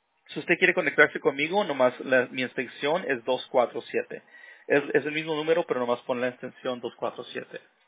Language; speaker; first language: Spanish; early bilingual, heritage; Spanish